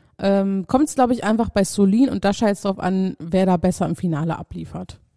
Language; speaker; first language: German; native; German